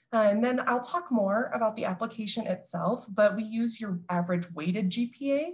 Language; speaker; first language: English; native; English